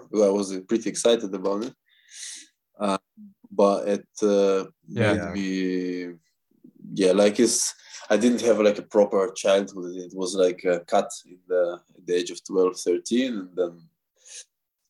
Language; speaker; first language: English; non-native, fluent; Russian